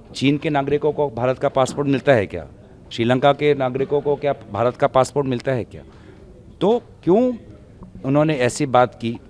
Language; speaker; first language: Hindi; non-native, local second language; Assamese